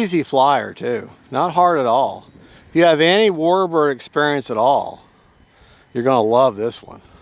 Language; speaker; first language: English; native; English